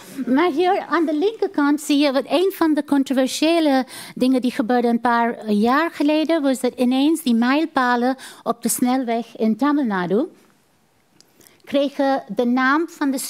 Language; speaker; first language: Dutch; non-native, fluent; Tamil